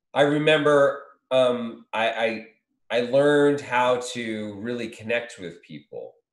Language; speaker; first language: English; native; English